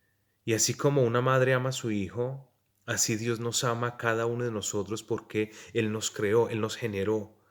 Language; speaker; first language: Spanish; native; Spanish